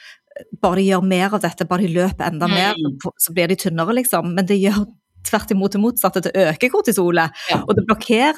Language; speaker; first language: Norwegian; native; Norwegian